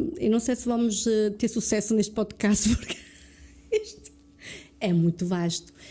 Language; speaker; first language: Portuguese; early bilingual, other home language; French